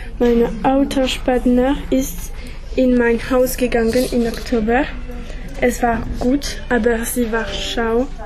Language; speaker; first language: German; non-native, learner; French